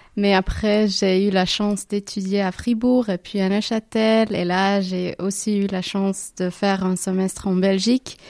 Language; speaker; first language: French; non-native, local second language; Tamil